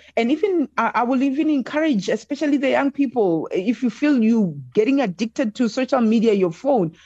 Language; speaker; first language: English; non-native, local second language; Southern Sotho